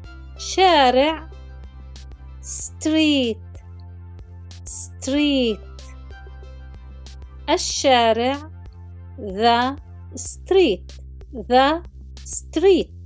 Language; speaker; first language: English; non-native, fluent; Arabic